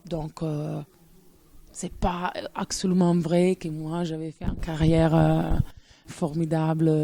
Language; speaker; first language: French; non-native, fluent; Italian